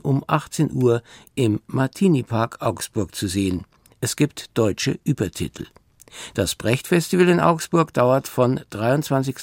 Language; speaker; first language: German; native; German